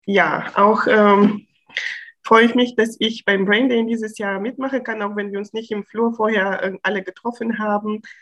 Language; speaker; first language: German; non-native, fluent; Bulgarian